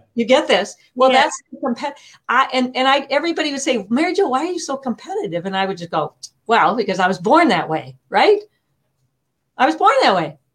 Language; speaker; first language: English; native; English